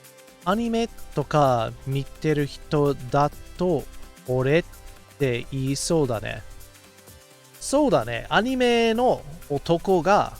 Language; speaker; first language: Japanese; non-native, fluent; English